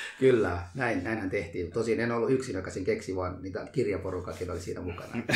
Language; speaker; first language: Finnish; non-native, fluent; Somali